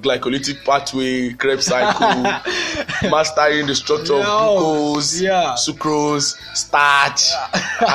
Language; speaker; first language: English; non-native, local second language; Yoruba